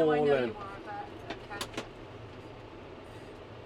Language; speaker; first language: English; native; English